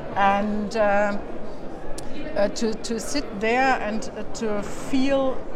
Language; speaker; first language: English; non-native, learner; German